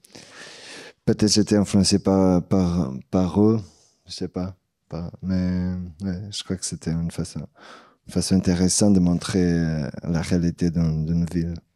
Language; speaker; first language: French; non-native, fluent; Portuguese